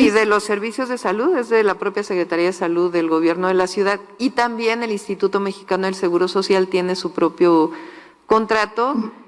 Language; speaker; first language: Spanish; native; Spanish